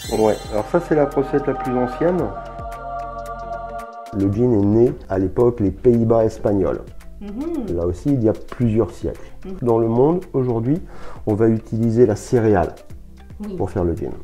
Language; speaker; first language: French; native; French